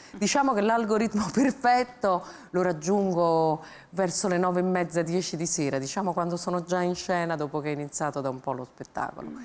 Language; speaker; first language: Italian; native; Italian